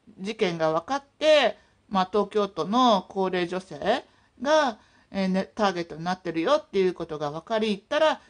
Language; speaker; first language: Japanese; native; Japanese